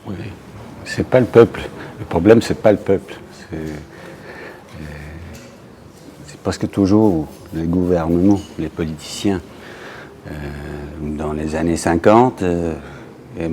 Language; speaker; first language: French; non-native, fluent; English